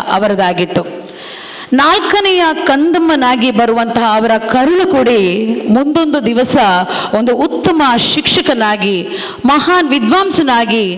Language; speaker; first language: Kannada; non-native, local second language; Tulu